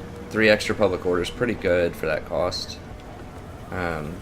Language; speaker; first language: English; native; English